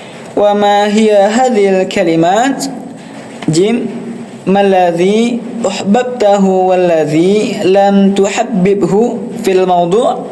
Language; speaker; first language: Arabic; non-native, learner; Indonesian